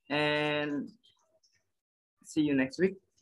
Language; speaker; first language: English; non-native, learner; Indonesian